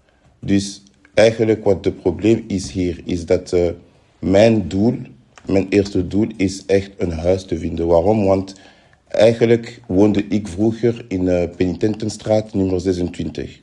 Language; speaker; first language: Dutch; non-native, fluent; French